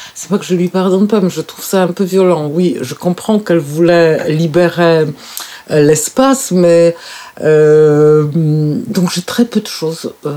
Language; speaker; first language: French; non-native, fluent; Polish